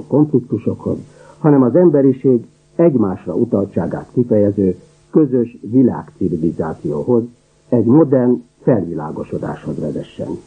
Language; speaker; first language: Hungarian; native; Hungarian